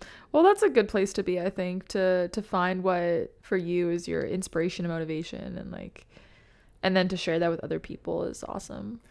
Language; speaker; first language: English; native; English